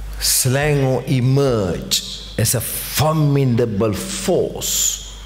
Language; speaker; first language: English; non-native, local second language; Malay